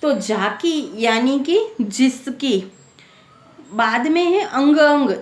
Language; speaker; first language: Hindi; non-native, local second language; Gujarati